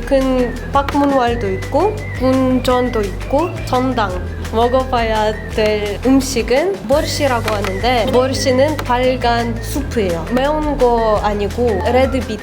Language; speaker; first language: Korean; non-native, fluent; Russian